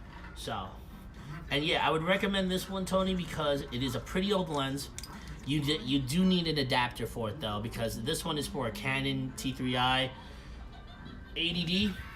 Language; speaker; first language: English; native; English